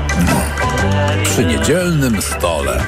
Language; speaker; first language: Polish; non-native, learner; Italian